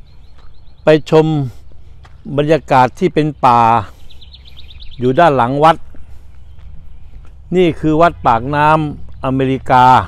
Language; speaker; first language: Thai; native; Thai